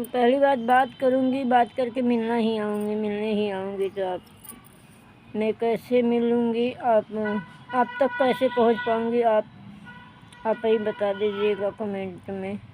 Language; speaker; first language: Hindi; non-native, local second language; Bhojpuri